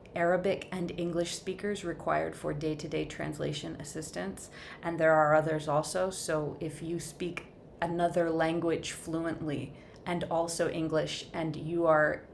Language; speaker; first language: English; native; English